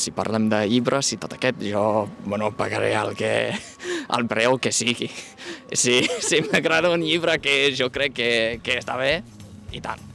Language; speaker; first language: Catalan; non-native, fluent; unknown